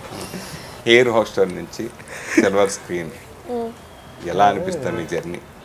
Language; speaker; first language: Telugu; native; Telugu